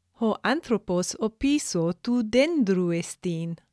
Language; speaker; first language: Greek; non-native, fluent; English